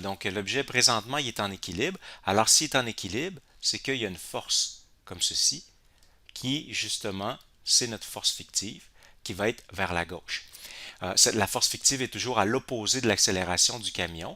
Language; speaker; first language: French; native; French